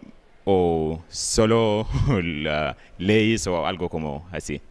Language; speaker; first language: Spanish; non-native, learner; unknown